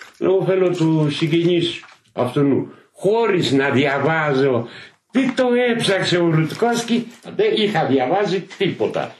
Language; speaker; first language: Greek; non-native, fluent; Polish